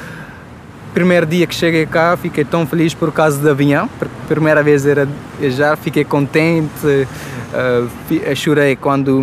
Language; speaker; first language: Portuguese; non-native, fluent; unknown